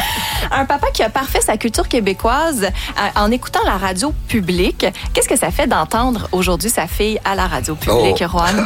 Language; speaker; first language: French; native; French